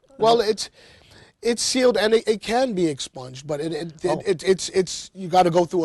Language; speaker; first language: English; native; English